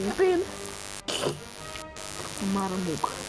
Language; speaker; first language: Russian; native; Russian